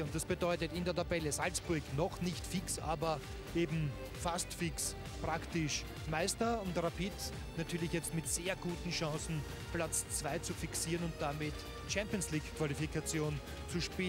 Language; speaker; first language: German; native; German